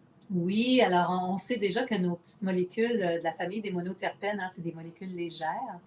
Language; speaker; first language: French; native; French